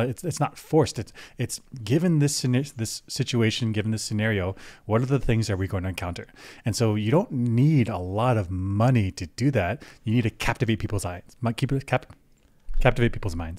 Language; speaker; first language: English; native; English